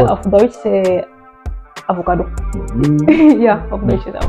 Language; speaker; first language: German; non-native, learner; French